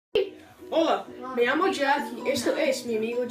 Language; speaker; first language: Spanish; non-native, learner; English